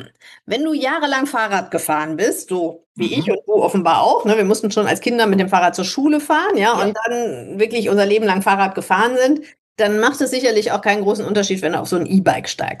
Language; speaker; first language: German; native; German